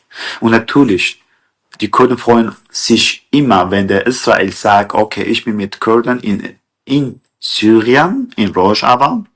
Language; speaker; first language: German; non-native, fluent; Kurdish